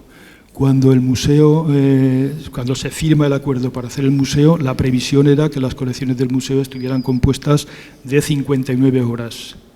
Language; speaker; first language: Spanish; native; Spanish